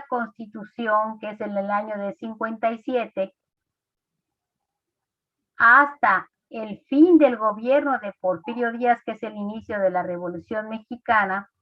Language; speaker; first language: Spanish; native; Spanish